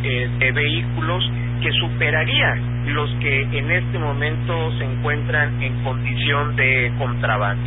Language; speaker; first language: Spanish; native; Spanish